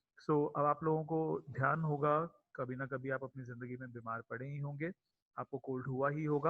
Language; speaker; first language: Hindi; native; Hindi